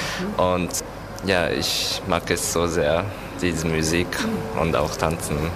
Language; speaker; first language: German; non-native, learner; Japanese